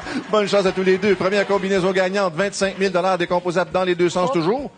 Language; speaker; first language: French; native; French